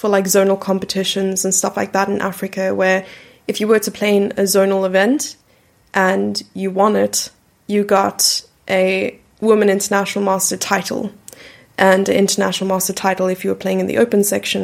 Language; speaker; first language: English; native; English